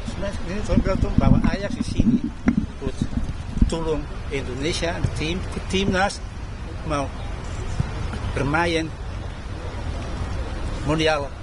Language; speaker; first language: Indonesian; early bilingual, heritage; Dutch